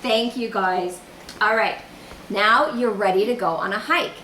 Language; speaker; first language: English; native; English